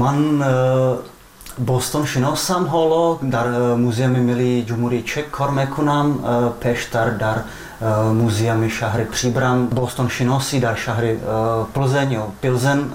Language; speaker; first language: Persian; non-native, fluent; Czech